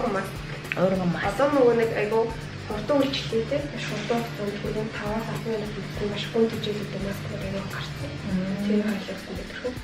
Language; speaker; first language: Mongolian; native; Mongolian